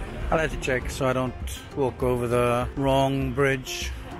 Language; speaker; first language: English; non-native, fluent; Swedish